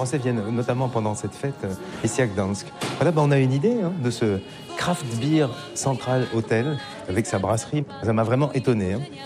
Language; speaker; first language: French; native; French